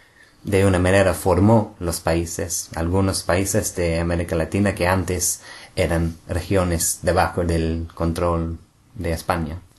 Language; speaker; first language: Spanish; non-native, fluent; English